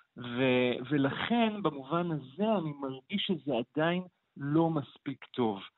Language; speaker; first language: Hebrew; native; Hebrew